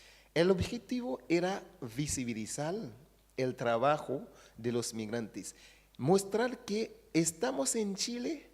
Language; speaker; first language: Spanish; non-native, fluent; Haitian Creole